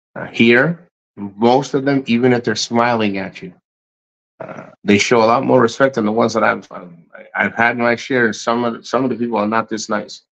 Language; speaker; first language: English; native; English